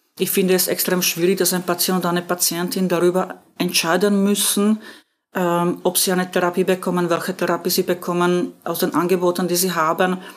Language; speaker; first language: German; non-native, fluent; Slovak